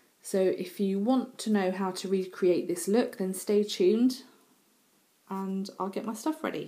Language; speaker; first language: English; native; English